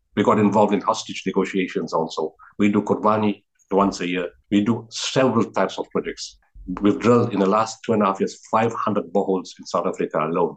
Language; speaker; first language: English; native; English